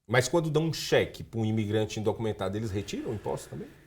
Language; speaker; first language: Portuguese; native; Portuguese